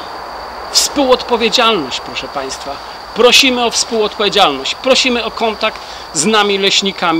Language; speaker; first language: Polish; native; Polish